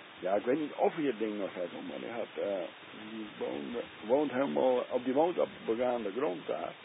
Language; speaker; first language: Dutch; non-native, local second language; Western Frisian